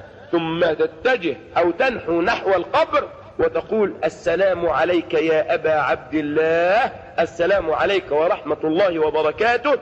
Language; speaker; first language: Arabic; native; Arabic